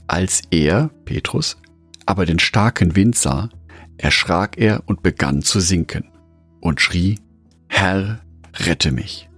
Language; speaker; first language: German; native; German